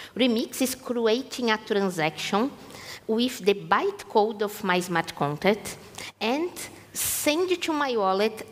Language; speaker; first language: English; non-native, fluent; Portuguese